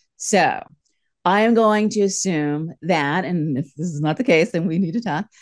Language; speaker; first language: English; native; English